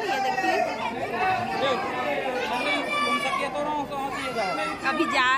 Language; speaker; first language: Hindi; native; Hindi